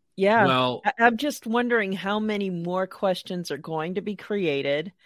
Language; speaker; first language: English; native; English